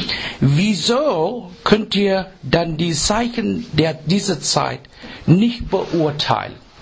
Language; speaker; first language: German; non-native, learner; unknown